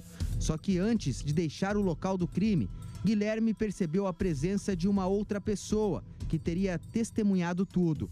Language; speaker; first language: Portuguese; native; Portuguese